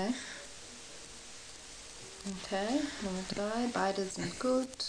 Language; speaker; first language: German; non-native, fluent; English